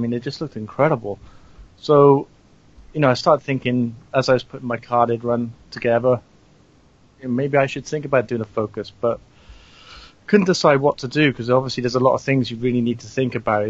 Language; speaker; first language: English; native; English